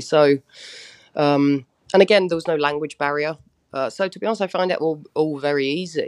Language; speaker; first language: English; native; English